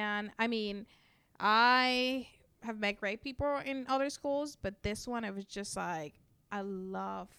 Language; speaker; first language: English; non-native, fluent; Spanish